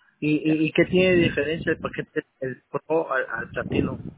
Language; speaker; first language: Spanish; native; Spanish